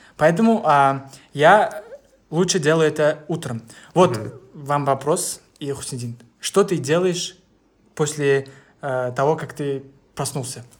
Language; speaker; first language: Russian; non-native, local second language; Uzbek